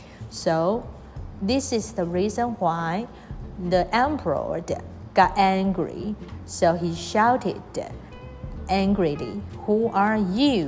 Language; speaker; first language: English; non-native, fluent; Chinese